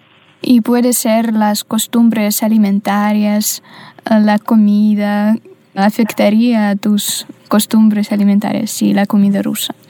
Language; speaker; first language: Spanish; non-native, fluent; Russian